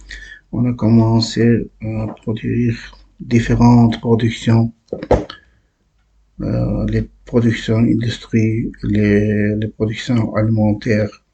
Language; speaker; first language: French; non-native, learner; Uzbek